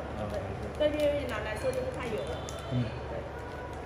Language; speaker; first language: Chinese; non-native, fluent; Vietnamese